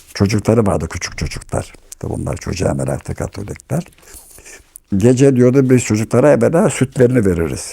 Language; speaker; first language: Turkish; native; Turkish